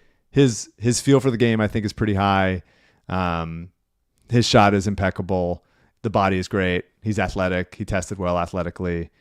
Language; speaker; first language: English; native; English